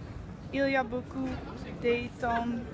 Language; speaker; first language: French; non-native, learner; Dutch